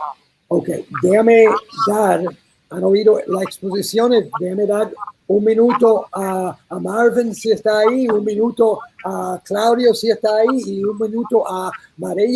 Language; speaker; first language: Spanish; non-native, learner; English